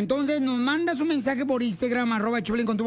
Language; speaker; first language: Spanish; native; Spanish